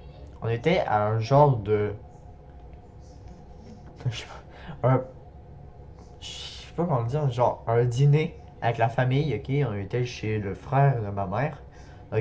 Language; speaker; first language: French; native; French